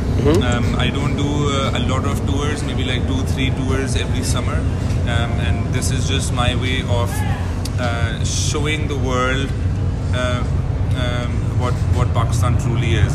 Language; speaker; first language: English; non-native, local second language; Urdu